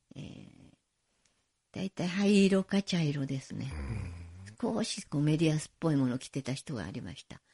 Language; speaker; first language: Japanese; native; Japanese